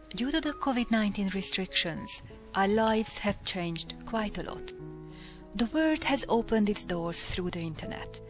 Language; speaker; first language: English; non-native, fluent; Hungarian